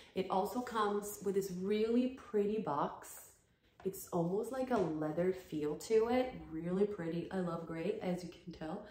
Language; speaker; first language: English; non-native, fluent; Portuguese